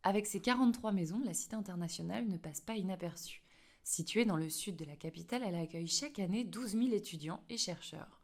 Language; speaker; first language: French; native; French